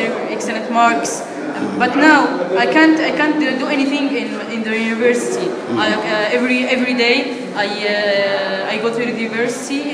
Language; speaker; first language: English; non-native, learner; Arabic